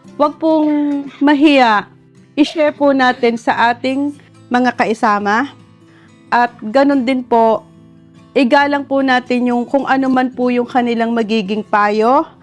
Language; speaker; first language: Filipino; native; Filipino